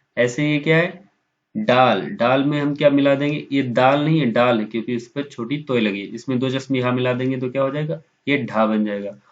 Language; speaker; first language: Hindi; native; Hindi